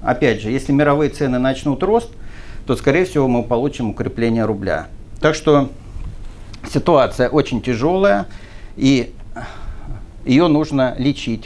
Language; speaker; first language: Russian; native; Russian